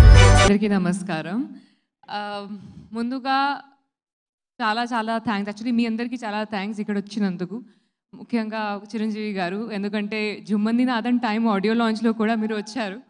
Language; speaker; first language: Telugu; non-native, learner; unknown